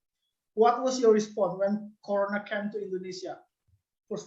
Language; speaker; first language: English; non-native, learner; Indonesian